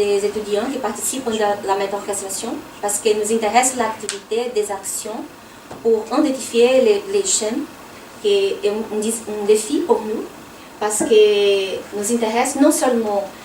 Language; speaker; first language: French; non-native, fluent; Portuguese